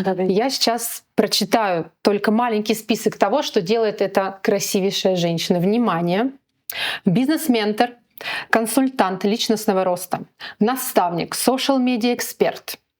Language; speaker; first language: Russian; native; Russian